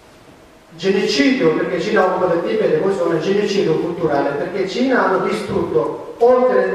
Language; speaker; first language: Italian; non-native, learner; Tibetan